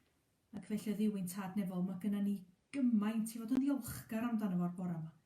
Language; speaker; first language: Welsh; native; Welsh